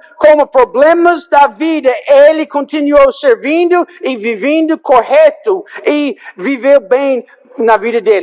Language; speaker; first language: Portuguese; non-native, fluent; English